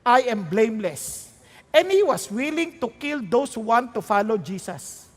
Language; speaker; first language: English; non-native, local second language; Filipino